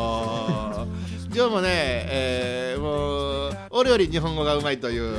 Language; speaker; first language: Japanese; native; Japanese